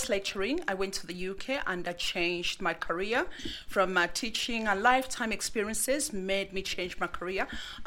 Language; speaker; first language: English; non-native, local second language; Bemba